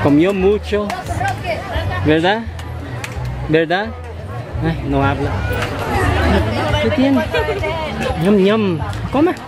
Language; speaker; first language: Spanish; non-native, learner; English